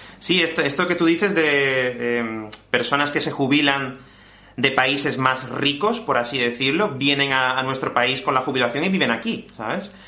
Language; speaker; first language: Spanish; native; Spanish